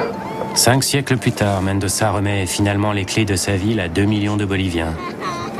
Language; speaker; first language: French; native; French